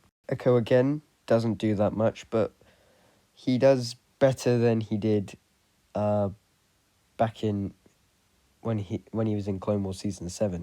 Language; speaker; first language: English; native; English